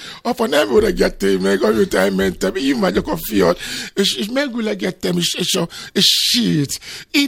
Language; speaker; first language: Hungarian; non-native, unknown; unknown